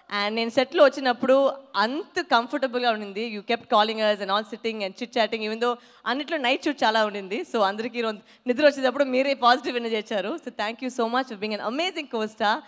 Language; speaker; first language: Telugu; non-native, fluent; Tamil